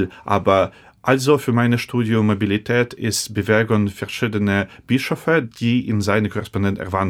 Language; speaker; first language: German; non-native, fluent; Russian